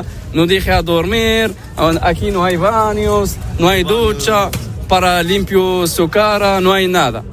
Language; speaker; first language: Spanish; non-native, learner; Arabic